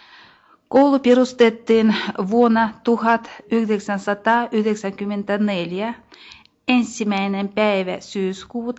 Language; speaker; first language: Finnish; non-native, fluent; Russian